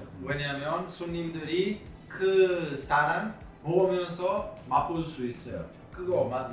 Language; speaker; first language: Korean; non-native, learner; Italian